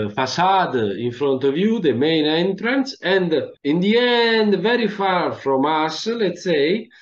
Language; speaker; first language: English; non-native, fluent; Italian